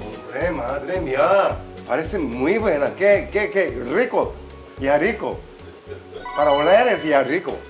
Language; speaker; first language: Spanish; non-native, learner; Korean